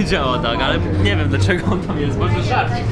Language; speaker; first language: Polish; non-native, learner; Russian